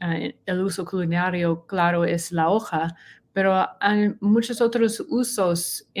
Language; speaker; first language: Spanish; non-native, learner; English